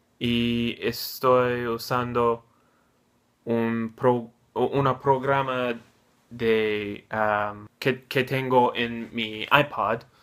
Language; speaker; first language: Spanish; non-native, learner; English